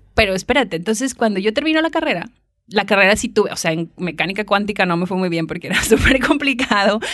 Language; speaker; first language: Spanish; native; Spanish